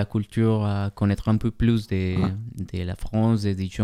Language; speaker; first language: French; non-native, learner; Spanish